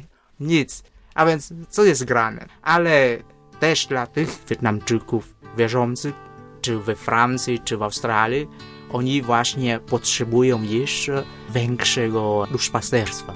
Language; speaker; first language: Polish; non-native, fluent; Vietnamese